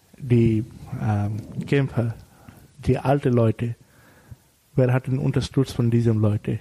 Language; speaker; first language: German; non-native, learner; Bangla